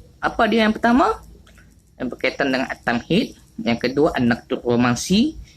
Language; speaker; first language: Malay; native; Malay